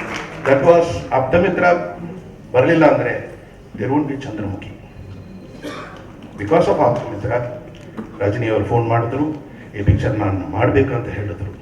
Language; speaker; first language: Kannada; non-native, learner; Tamil